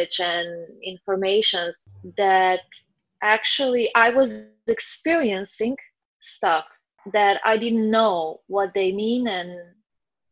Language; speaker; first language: English; non-native, fluent; Croatian